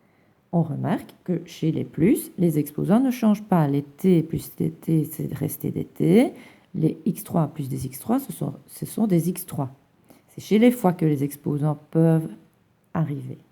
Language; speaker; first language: French; native; French